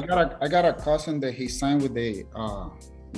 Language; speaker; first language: English; non-native, learner; Spanish